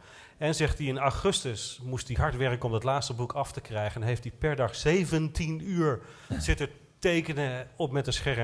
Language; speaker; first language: Dutch; native; Dutch